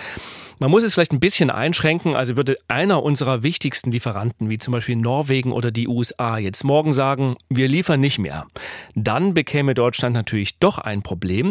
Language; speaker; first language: German; native; German